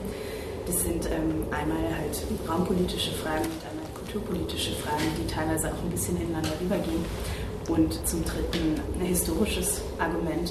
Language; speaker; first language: German; native; German